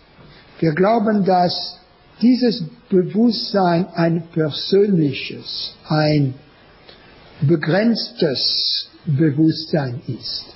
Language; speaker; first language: German; non-native, learner; French